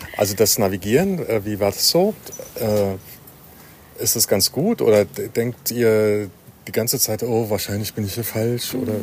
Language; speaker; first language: German; native; German